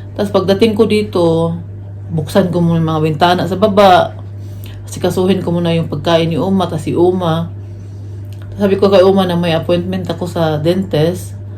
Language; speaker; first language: Filipino; non-native, local second language; Cebuano